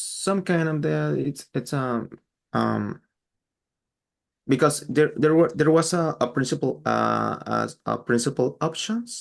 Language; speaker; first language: English; non-native, learner; Spanish